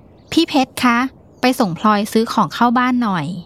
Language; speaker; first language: Thai; native; Thai